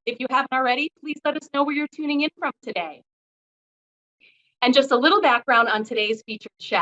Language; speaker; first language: English; native; English